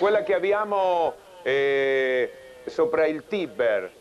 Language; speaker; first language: Italian; non-native, fluent; Spanish